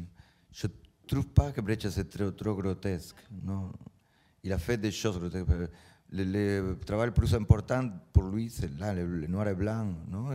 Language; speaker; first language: French; non-native, learner; Spanish